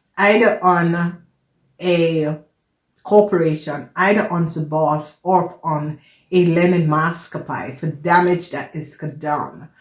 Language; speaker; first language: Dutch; non-native, learner; English